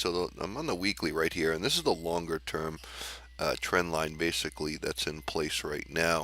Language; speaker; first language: English; native; English